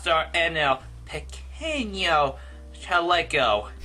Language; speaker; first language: Spanish; non-native, learner; English